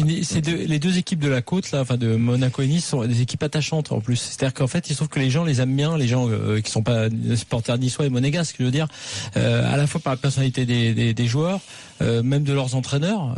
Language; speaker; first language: French; native; French